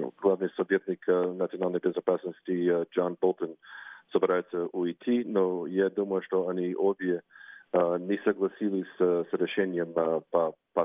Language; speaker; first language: Russian; non-native, fluent; English